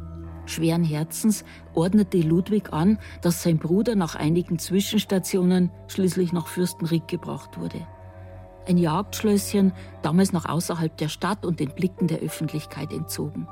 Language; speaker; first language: German; native; German